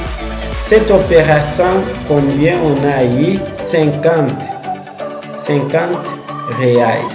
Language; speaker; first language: French; non-native, fluent; Portuguese